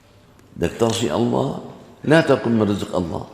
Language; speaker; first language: Arabic; native; Arabic